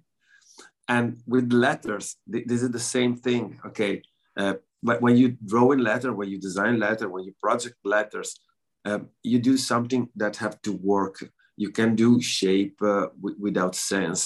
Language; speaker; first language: English; non-native, learner; Italian